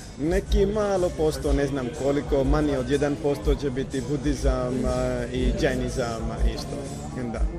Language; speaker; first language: Croatian; non-native, learner; Punjabi